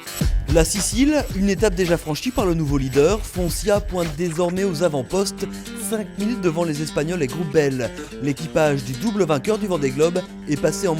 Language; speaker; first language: French; native; French